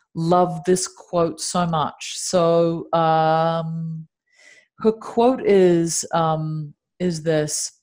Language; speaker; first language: English; native; English